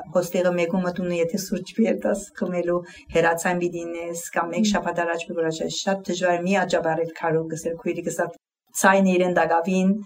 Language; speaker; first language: Armenian; early bilingual, heritage; Armenian